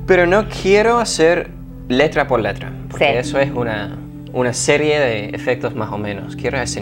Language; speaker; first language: Spanish; non-native, fluent; English